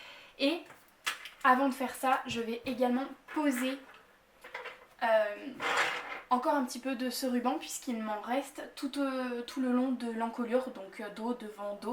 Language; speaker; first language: French; native; French